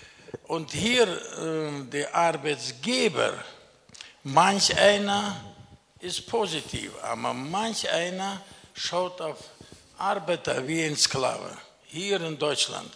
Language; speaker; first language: German; early bilingual, other home language; Russian